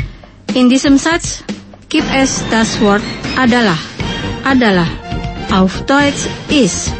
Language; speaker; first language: German; non-native, local second language; Indonesian